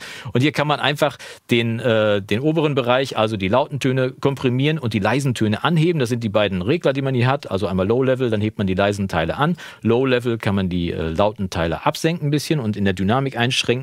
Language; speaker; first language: German; native; German